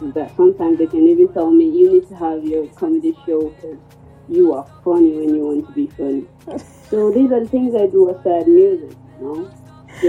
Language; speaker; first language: English; non-native, local second language; Krio